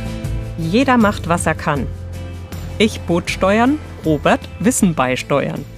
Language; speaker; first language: German; native; German